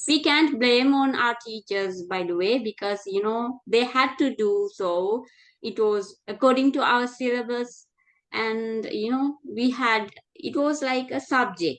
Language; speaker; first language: English; non-native, fluent; Sinhala